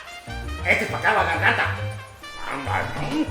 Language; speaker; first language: Spanish; native; Spanish